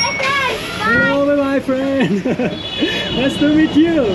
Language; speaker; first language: English; non-native, learner; Vietnamese